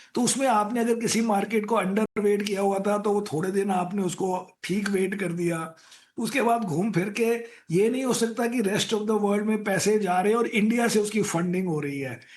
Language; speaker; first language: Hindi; native; Hindi